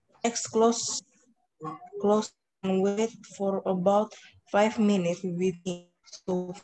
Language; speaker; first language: English; non-native, learner; Indonesian